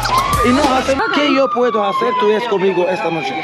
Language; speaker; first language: Spanish; non-native, learner; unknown